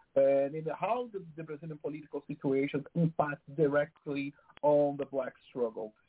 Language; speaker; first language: English; non-native, fluent; Portuguese